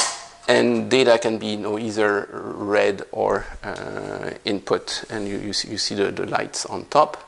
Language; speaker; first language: English; non-native, fluent; French